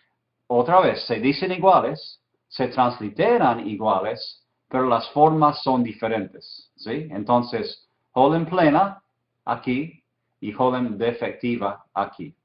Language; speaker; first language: Spanish; non-native, fluent; English